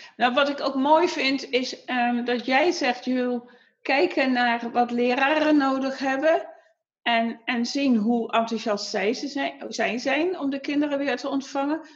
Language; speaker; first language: Dutch; native; Dutch